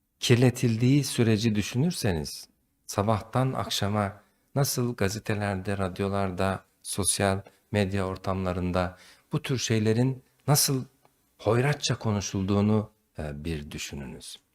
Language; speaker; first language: Turkish; native; Turkish